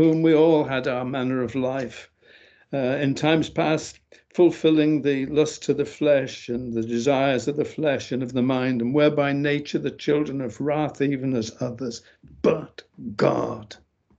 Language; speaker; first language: English; native; English